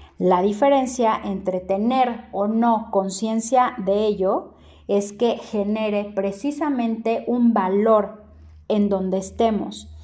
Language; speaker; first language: Spanish; native; Spanish